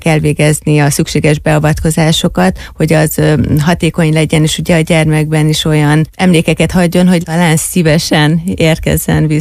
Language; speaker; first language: Hungarian; native; Hungarian